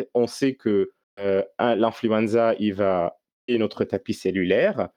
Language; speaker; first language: French; non-native, local second language; Arabic